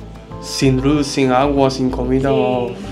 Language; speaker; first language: Spanish; non-native, learner; Japanese